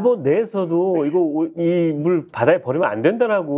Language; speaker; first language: Korean; native; Korean